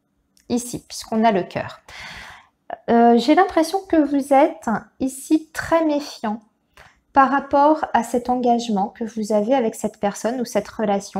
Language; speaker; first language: French; native; French